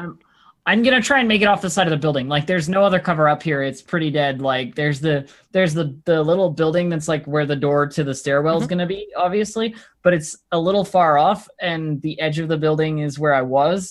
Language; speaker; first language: English; native; English